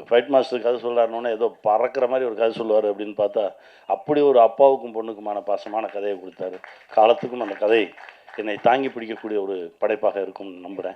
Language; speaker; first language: Tamil; native; Tamil